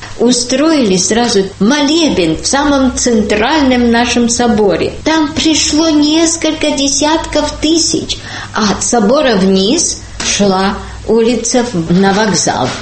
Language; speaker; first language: Russian; early bilingual, heritage; Russian